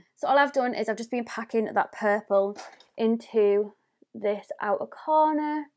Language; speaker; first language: English; native; English